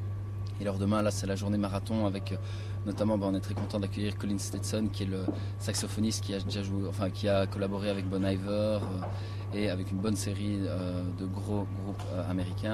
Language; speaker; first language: French; native; French